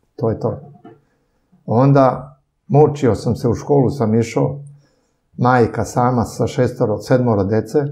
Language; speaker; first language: Serbian; native; Serbian